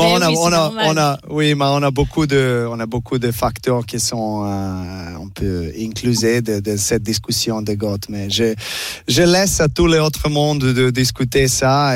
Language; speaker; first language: French; non-native, learner; Serbian